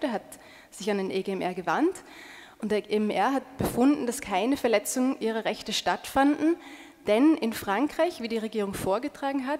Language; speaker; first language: German; native; German